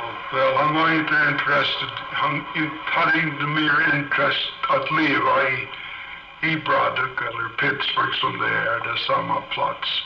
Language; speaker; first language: Swedish; early bilingual, heritage; Swedish